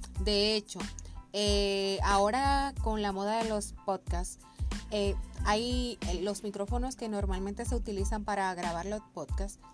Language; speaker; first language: Spanish; native; Spanish